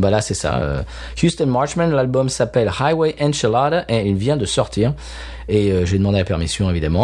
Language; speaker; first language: French; native; French